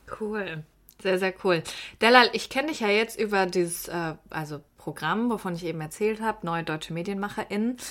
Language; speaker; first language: German; early bilingual, other home language; Persian